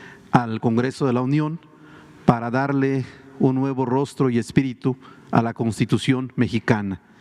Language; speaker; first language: Spanish; non-native, local second language; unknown